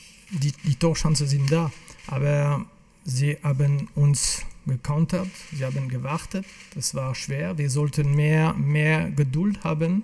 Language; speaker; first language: German; non-native, fluent; French